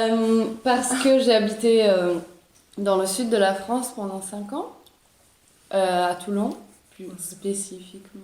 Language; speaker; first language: French; early bilingual, other home language; Italian